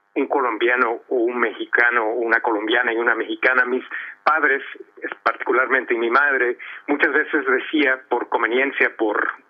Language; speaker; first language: Spanish; early bilingual, heritage; Spanish